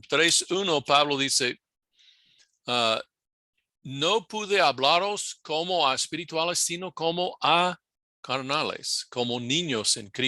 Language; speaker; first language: Spanish; non-native, fluent; English